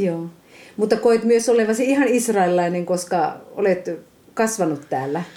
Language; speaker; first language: Finnish; native; Finnish